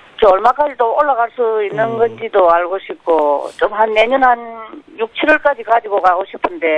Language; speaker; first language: Korean; native; Korean